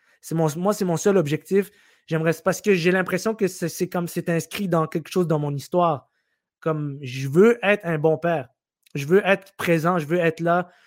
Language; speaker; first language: French; early bilingual, other home language; Arabic